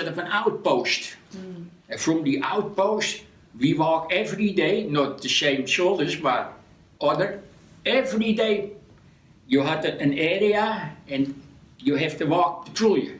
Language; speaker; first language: English; non-native, learner; Dutch